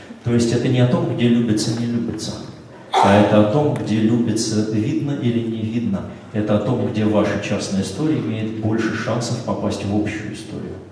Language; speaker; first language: Russian; native; Russian